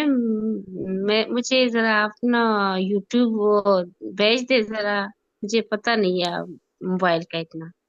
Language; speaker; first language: Hindi; non-native, local second language; Pashto